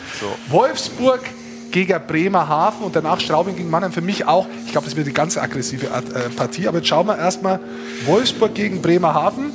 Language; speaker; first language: German; native; German